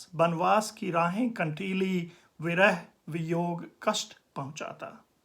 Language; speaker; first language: Hindi; native; Hindi